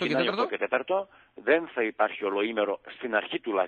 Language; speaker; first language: Greek; native; Greek